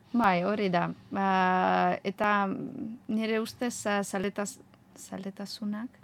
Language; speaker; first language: Basque; non-native, learner; Ukrainian